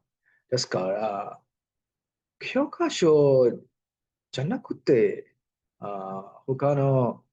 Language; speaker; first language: Japanese; non-native, learner; Burmese